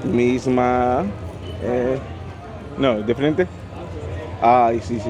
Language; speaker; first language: Spanish; non-native, learner; English